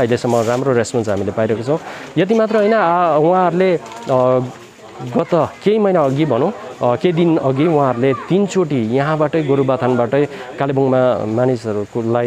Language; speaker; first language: Nepali; native; Nepali